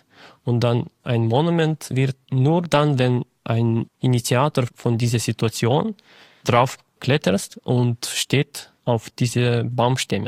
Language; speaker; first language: German; non-native, learner; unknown